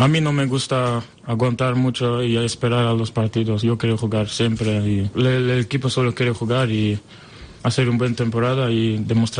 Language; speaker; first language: Spanish; non-native, learner; French